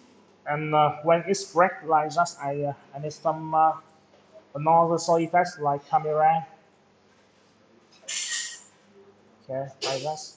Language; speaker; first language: English; non-native, local second language; Vietnamese